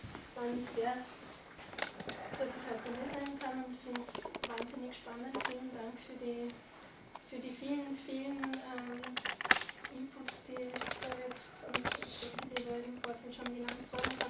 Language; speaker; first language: German; native; German